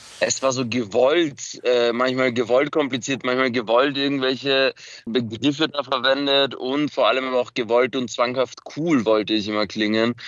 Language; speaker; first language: German; early bilingual, other home language; Macedonian